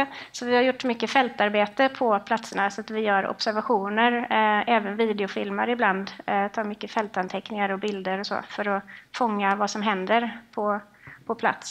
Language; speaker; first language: Swedish; native; Swedish